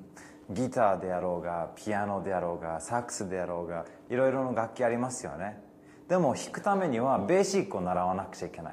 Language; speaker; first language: Japanese; early bilingual, heritage; English